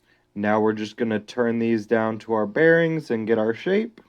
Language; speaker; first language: English; native; English